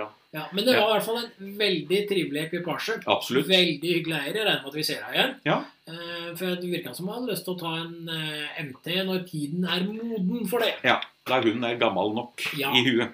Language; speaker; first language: Norwegian; native; Norwegian